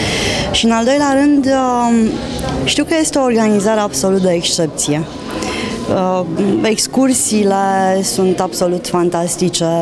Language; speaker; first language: Romanian; native; Romanian